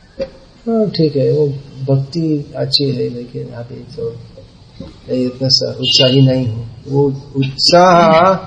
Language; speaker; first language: Hindi; non-native, fluent; English